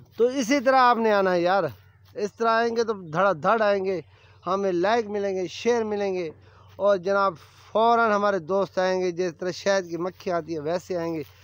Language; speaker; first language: Urdu; non-native, local second language; Saraiki